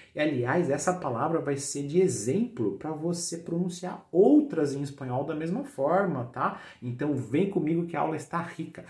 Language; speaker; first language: Portuguese; native; Portuguese